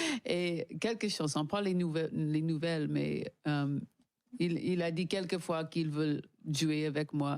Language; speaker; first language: French; non-native, learner; English